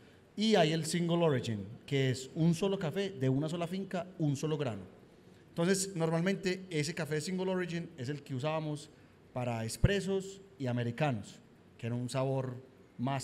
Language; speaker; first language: Spanish; native; Spanish